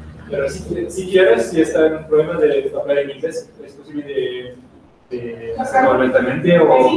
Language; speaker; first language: Spanish; non-native, learner; French